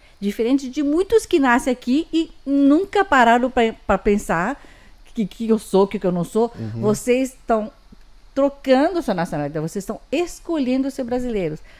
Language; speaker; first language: Portuguese; early bilingual, other home language; Chinese